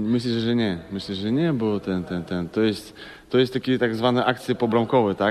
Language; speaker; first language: Polish; non-native, fluent; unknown